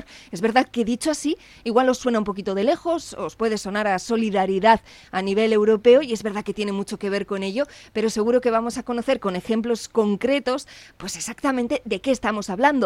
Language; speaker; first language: Spanish; native; Spanish